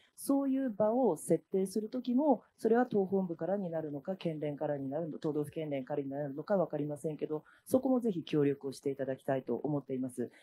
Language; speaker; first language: Japanese; native; Japanese